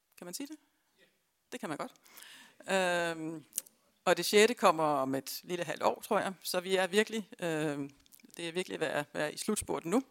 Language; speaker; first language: Danish; native; Danish